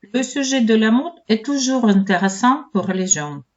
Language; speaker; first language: French; non-native, fluent; Ukrainian